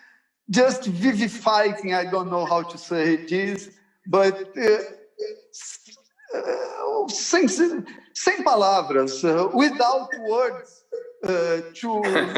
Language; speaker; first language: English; non-native, learner; Portuguese